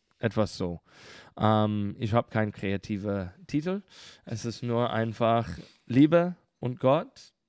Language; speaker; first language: German; non-native, learner; English